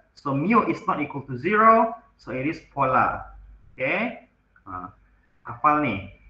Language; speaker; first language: English; non-native, local second language; Malay